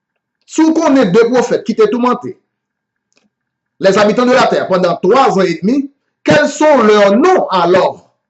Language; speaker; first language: French; non-native, local second language; Haitian Creole